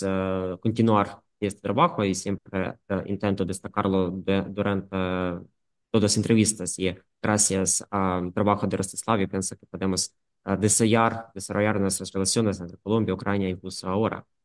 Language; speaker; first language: Spanish; non-native, fluent; Ukrainian